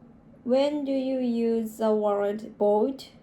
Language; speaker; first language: English; non-native, learner; Japanese